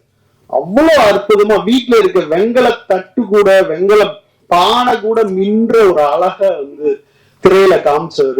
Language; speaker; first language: Tamil; native; Tamil